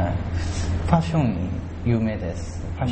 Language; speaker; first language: Japanese; non-native, learner; Korean